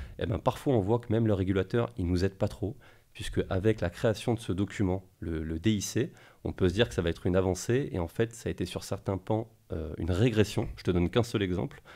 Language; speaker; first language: French; native; French